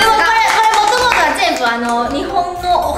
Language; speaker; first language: Japanese; non-native, fluent; Chinese